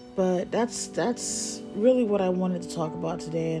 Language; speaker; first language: English; native; English